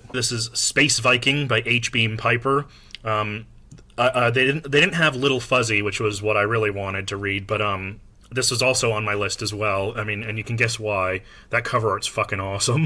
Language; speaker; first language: English; native; English